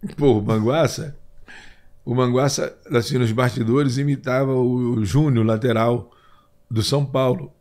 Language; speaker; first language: Portuguese; native; Portuguese